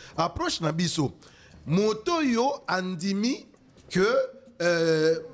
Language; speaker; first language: French; non-native, local second language; Lingala